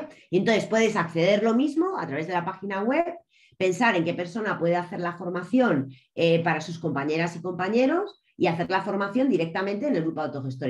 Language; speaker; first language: Spanish; native; Spanish